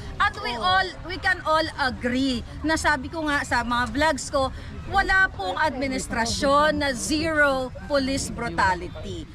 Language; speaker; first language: Filipino; native; Filipino